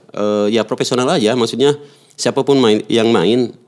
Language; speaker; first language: Indonesian; native; Indonesian